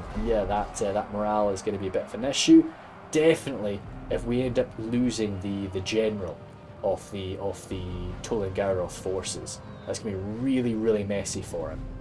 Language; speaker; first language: English; native; English